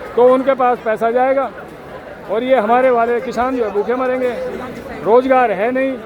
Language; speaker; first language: Hindi; native; Hindi